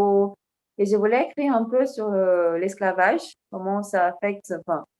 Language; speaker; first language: French; non-native, fluent; Portuguese